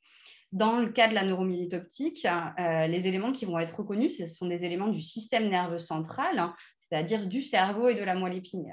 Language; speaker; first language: French; native; French